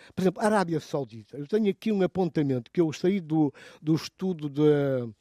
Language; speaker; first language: Portuguese; non-native, local second language; Upper Guinea Crioulo